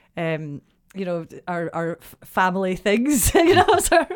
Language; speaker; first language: English; native; English